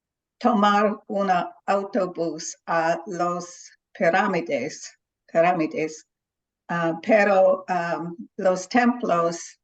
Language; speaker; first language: Spanish; non-native, learner; English